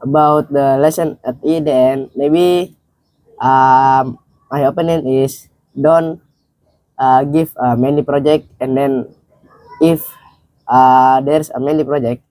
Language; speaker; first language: English; non-native, learner; Indonesian